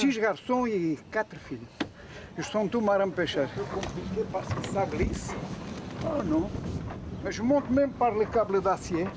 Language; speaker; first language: French; non-native, fluent; Portuguese